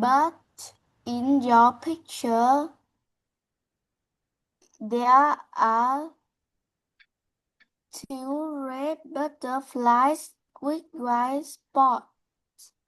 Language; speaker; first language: English; non-native, learner; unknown